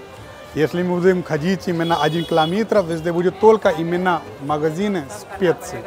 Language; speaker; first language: Russian; non-native, fluent; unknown